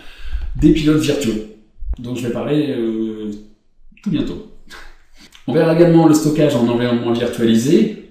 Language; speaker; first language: French; native; French